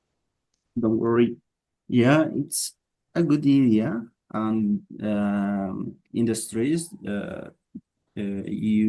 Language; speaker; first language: English; non-native, learner; Spanish